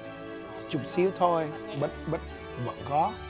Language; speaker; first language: Vietnamese; non-native, learner; English